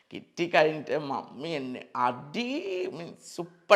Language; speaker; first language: Malayalam; non-native, local second language; Assamese